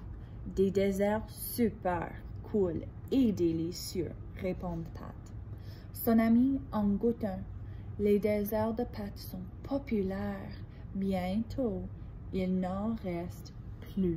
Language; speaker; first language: French; non-native, fluent; English